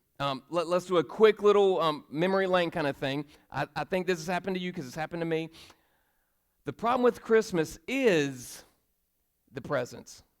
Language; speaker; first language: English; native; English